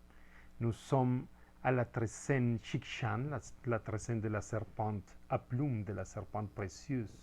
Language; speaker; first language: French; non-native, fluent; Spanish